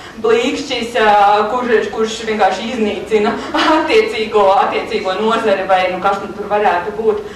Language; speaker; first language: Latvian; native; Latvian